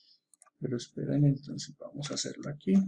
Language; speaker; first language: Spanish; native; Spanish